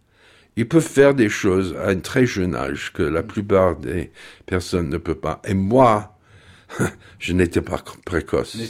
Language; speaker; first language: French; non-native, fluent; English